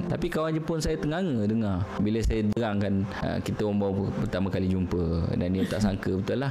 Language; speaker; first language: Malay; native; Malay